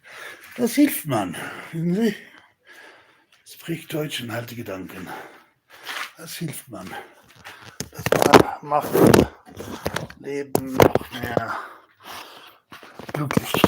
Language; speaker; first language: German; non-native, learner; Spanish